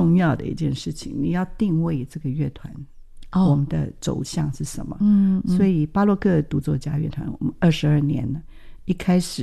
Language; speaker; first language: Chinese; native; Chinese